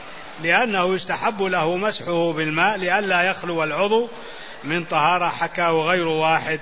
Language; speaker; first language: Arabic; native; Arabic